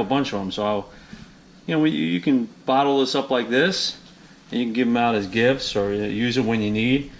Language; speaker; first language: English; native; English